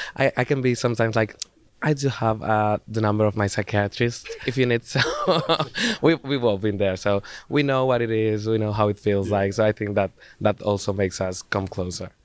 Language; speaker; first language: English; non-native, fluent; Spanish